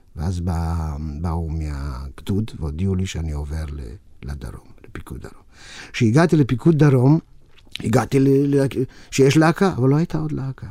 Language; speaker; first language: Hebrew; non-native, fluent; Yiddish